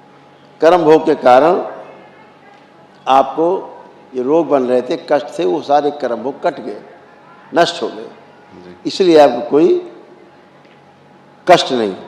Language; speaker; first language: Hindi; native; Hindi